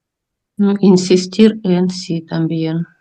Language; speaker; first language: Spanish; non-native, learner; Russian